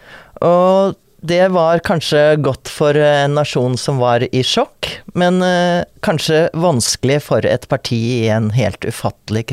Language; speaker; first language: Norwegian; native; Norwegian